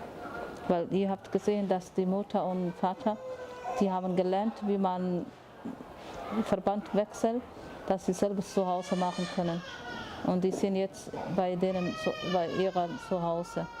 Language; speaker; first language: German; non-native, learner; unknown